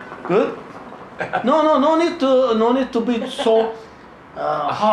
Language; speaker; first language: English; non-native, learner; Arabic